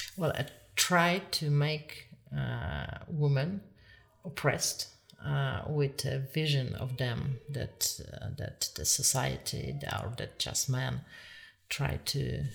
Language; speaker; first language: English; non-native, fluent; Polish